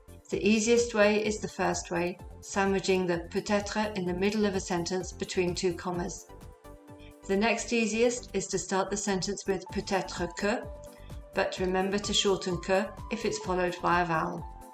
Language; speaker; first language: English; native; English